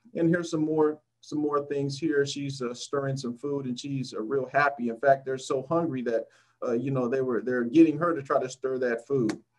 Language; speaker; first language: English; native; English